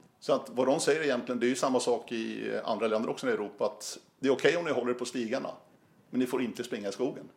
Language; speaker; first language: Swedish; native; Swedish